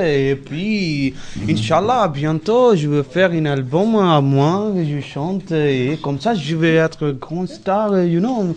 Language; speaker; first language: French; non-native, learner; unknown